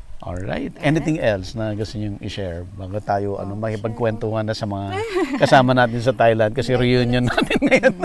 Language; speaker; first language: Filipino; native; Filipino